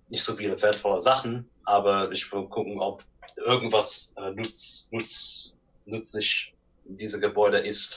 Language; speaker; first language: German; non-native, learner; English